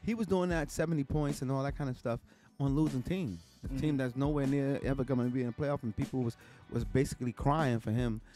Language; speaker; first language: English; native; English